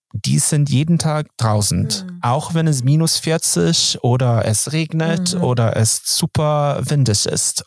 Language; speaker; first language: German; non-native, fluent; Swedish